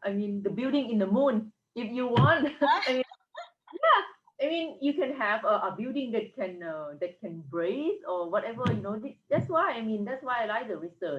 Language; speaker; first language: English; non-native, fluent; Thai